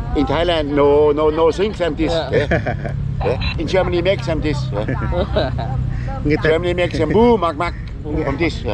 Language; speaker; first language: English; non-native, learner; German